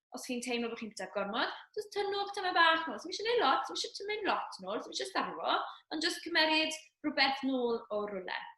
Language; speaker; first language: Welsh; native; Welsh